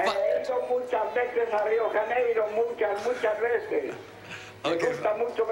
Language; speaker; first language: Portuguese; non-native, learner; Spanish